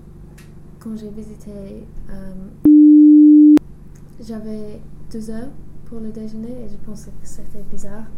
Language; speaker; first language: French; non-native, learner; English